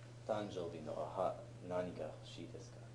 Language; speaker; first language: Japanese; non-native, learner; English